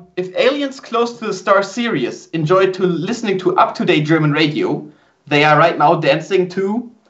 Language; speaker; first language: English; non-native, fluent; German